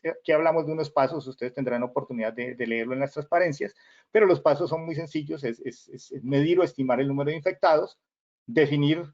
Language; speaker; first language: Spanish; native; Spanish